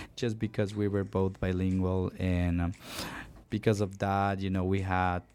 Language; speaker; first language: English; non-native, fluent; Spanish